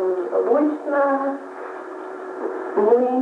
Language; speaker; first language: Russian; non-native, learner; English